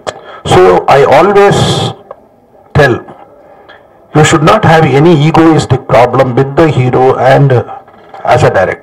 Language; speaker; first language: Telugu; non-native, local second language; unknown